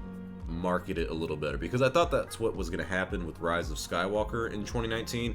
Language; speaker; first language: English; native; English